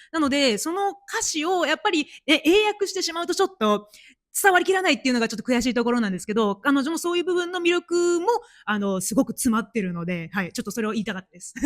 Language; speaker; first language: Japanese; native; Japanese